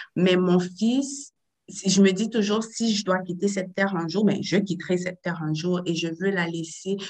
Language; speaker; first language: French; native; French